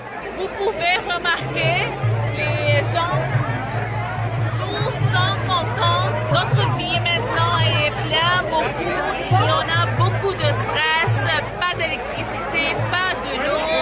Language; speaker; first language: French; non-native, learner; Arabic